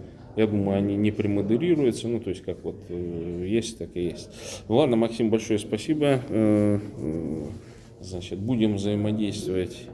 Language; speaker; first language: Russian; native; Russian